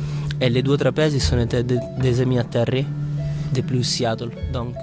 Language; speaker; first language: French; non-native, fluent; Italian